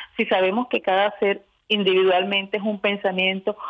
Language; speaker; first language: Spanish; native; Spanish